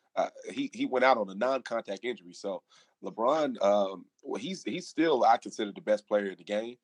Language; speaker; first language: English; native; English